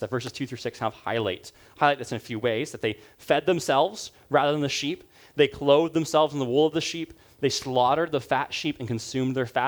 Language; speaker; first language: English; native; English